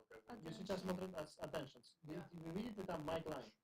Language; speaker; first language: Russian; non-native, learner; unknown